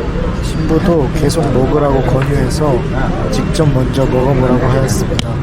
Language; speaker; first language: Korean; native; Korean